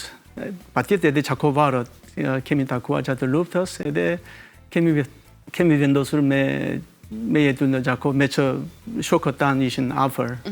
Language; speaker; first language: Albanian; non-native, fluent; Korean